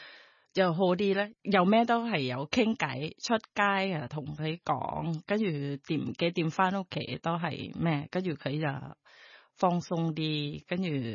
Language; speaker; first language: Cantonese; non-native, learner; Thai